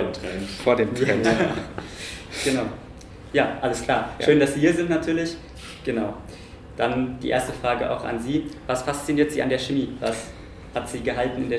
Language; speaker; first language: German; native; German